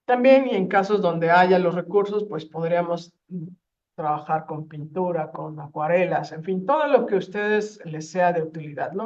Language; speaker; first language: Spanish; native; Spanish